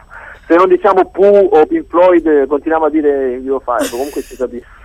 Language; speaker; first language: Italian; native; Italian